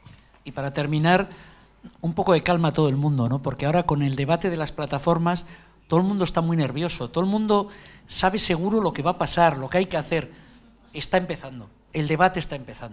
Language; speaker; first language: Spanish; native; Spanish